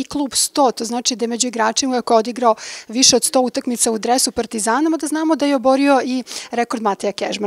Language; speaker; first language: Serbian; native; Serbian